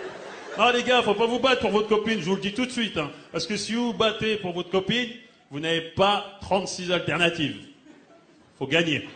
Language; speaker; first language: French; early bilingual, other home language; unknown